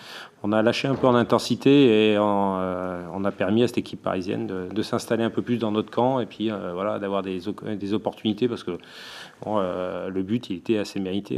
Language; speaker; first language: French; native; French